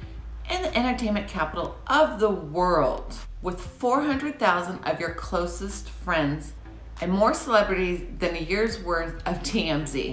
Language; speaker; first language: English; native; English